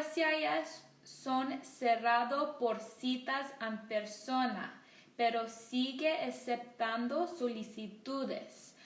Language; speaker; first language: Spanish; non-native, learner; English